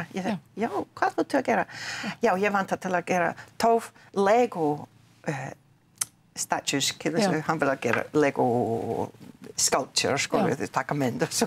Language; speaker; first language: Icelandic; non-native, learner; English